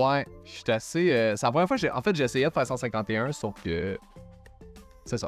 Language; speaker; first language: French; native; French